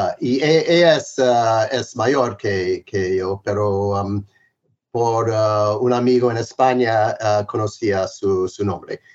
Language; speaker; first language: Spanish; non-native, fluent; English